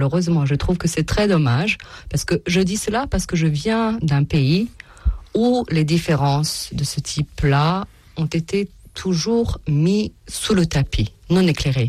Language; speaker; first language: French; non-native, fluent; Serbian